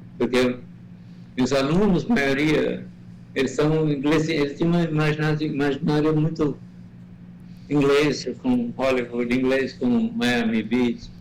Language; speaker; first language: Portuguese; non-native, fluent; Malayalam